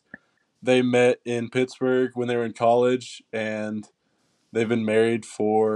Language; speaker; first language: English; native; English